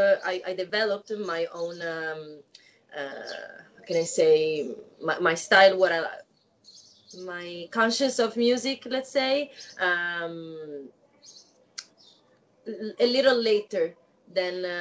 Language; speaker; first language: English; non-native, fluent; Italian